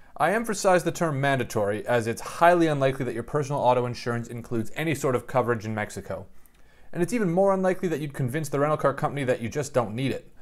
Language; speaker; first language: English; native; English